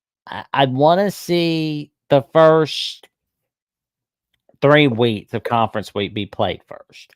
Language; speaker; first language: English; native; English